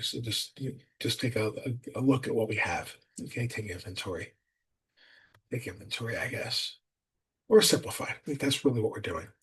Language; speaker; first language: English; native; English